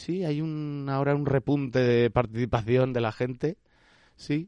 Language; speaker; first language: Spanish; native; Spanish